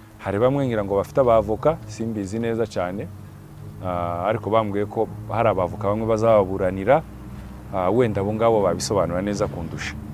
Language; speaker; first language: Kinyarwanda; native; Kinyarwanda